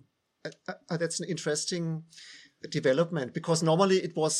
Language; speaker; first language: English; non-native, fluent; German